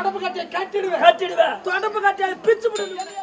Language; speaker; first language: Tamil; native; Tamil